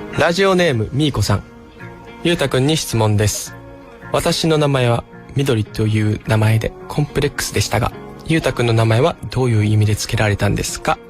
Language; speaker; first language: Japanese; native; Japanese